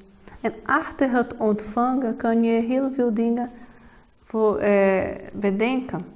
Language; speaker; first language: Dutch; non-native, fluent; Portuguese